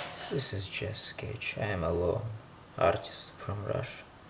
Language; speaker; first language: English; non-native, learner; Russian